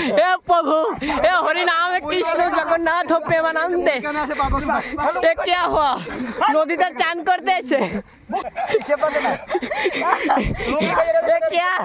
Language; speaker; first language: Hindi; non-native, learner; Bangla